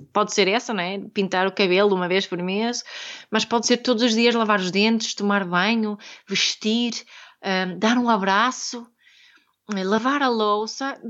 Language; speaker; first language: Portuguese; non-native, fluent; Swedish